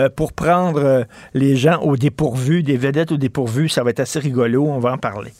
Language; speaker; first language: French; native; French